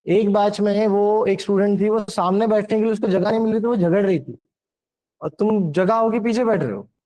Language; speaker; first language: Hindi; non-native, local second language; Marathi